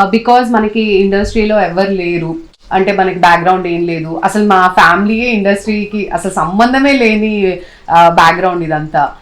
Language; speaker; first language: Telugu; non-native, local second language; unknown